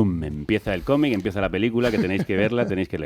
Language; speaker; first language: Spanish; native; Spanish